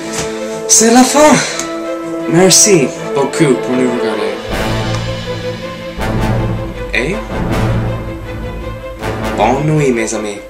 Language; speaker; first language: French; non-native, learner; English